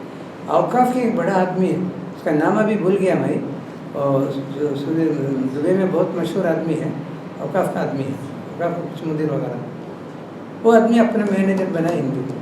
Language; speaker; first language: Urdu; non-native, local second language; Malayalam